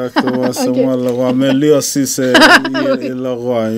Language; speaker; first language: French; non-native, fluent; English